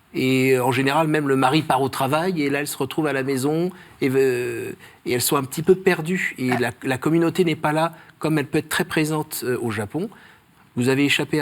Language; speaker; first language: French; native; French